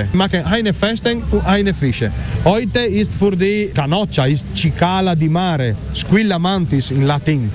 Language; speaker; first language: German; non-native, learner; Italian